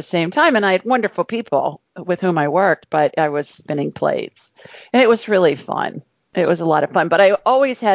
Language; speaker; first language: English; native; English